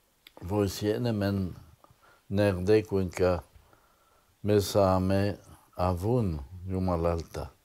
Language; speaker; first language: Finnish; non-native, fluent; French